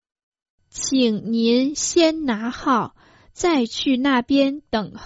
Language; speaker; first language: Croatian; non-native, fluent; Chinese